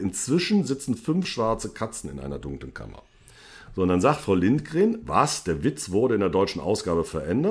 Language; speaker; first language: German; native; German